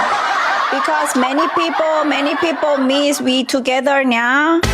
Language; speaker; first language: English; non-native, learner; Thai